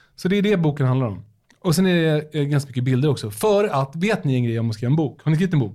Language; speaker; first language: Swedish; native; Swedish